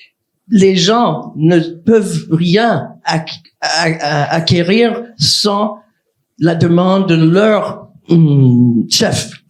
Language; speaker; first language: French; non-native, fluent; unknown